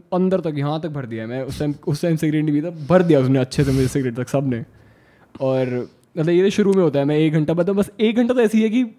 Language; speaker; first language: Hindi; native; Hindi